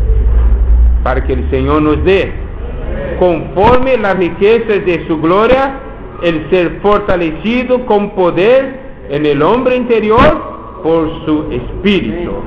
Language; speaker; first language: Spanish; non-native, fluent; Portuguese